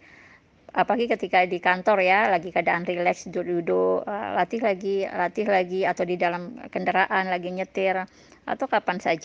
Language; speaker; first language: Indonesian; native; Indonesian